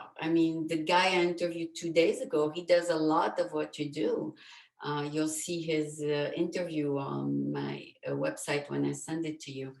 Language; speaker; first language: English; non-native, fluent; French